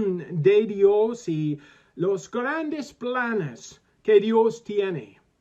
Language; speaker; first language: Spanish; non-native, learner; English